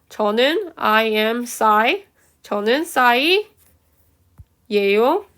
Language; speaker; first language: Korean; early bilingual, heritage; Korean